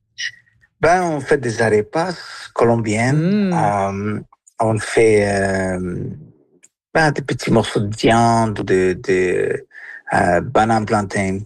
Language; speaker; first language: French; non-native, fluent; Spanish